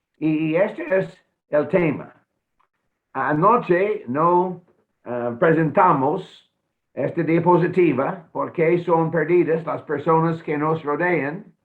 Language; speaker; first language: Spanish; non-native, fluent; English